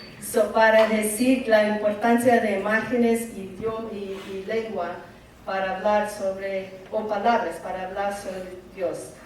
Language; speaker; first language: Spanish; early bilingual, heritage; English